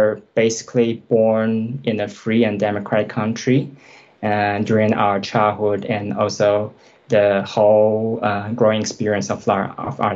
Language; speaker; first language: English; non-native, fluent; Chinese